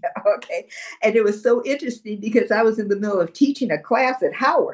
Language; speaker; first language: English; native; English